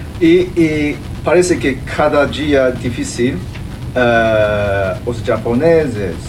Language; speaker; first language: Portuguese; non-native, fluent; Japanese